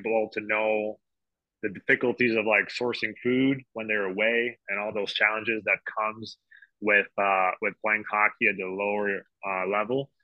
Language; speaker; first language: English; non-native, fluent; French